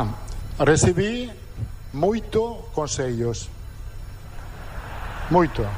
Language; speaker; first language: Portuguese; non-native, fluent; Italian